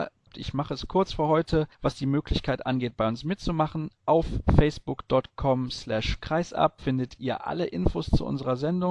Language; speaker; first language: German; native; German